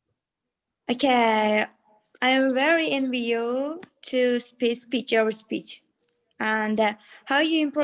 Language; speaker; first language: English; non-native, learner; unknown